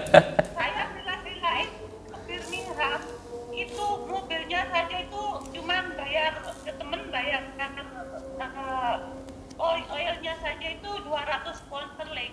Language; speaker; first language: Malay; non-native, local second language; Javanese